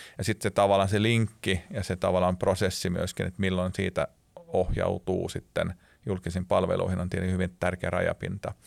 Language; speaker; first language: Finnish; non-native, local second language; Swedish